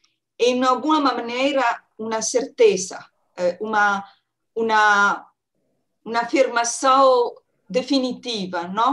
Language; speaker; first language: Portuguese; non-native, learner; French